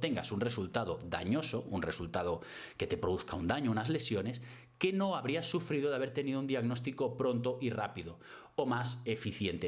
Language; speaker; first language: Spanish; native; Spanish